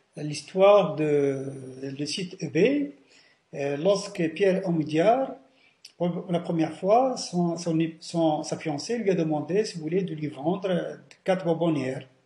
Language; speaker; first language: French; non-native, local second language; Arabic